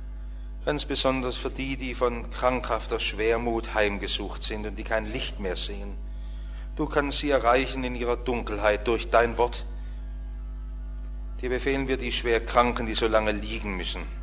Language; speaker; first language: German; native; German